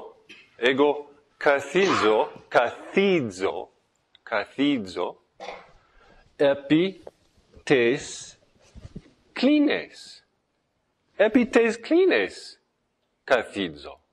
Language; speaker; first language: Greek; non-native, fluent; English